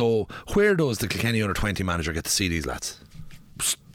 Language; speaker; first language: English; native; English